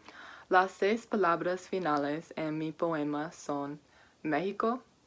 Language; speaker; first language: Spanish; non-native, learner; English